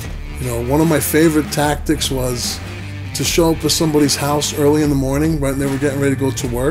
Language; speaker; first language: English; native; English